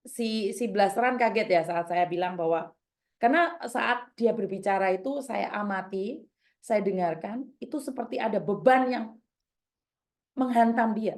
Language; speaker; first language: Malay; non-native, local second language; Javanese